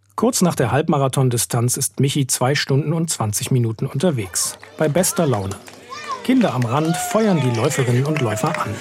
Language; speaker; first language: German; native; German